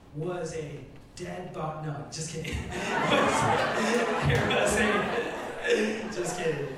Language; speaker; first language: English; native; English